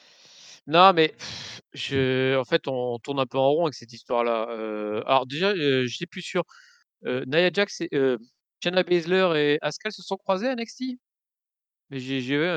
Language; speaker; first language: French; native; French